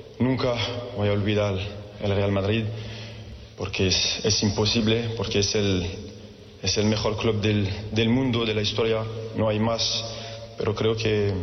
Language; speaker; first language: Spanish; non-native, fluent; French